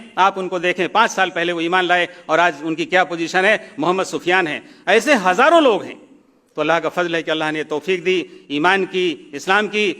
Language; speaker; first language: Urdu; native; Urdu